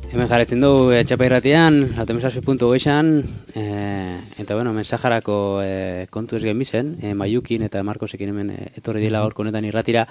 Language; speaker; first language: Basque; native; Basque